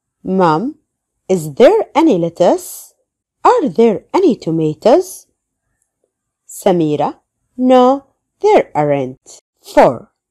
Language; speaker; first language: English; non-native, fluent; Arabic